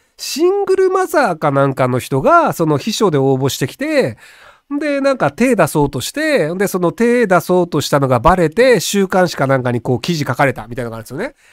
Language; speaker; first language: Japanese; native; Japanese